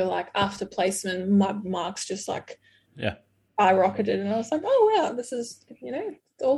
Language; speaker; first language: English; non-native, fluent; Portuguese